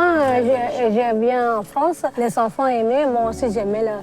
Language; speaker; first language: French; non-native, learner; Tamil